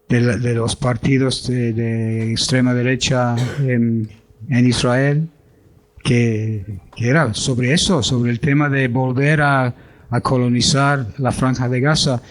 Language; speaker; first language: Spanish; non-native, fluent; English